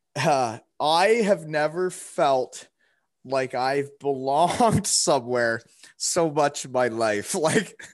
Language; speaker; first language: English; native; English